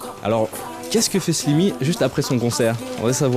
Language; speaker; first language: French; native; French